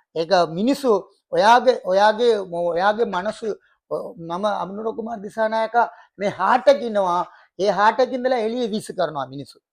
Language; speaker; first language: Sinhala; non-native, local second language; Tamil